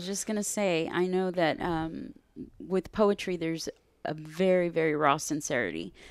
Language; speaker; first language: English; native; English